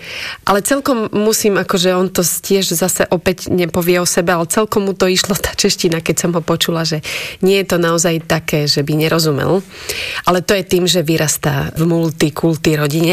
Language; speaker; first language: Slovak; native; Slovak